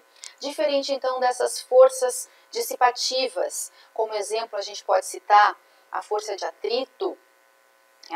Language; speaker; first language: Portuguese; native; Portuguese